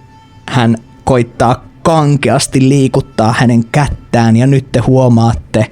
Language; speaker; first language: Finnish; native; Finnish